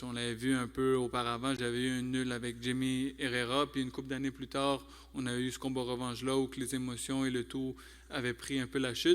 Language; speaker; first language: French; native; French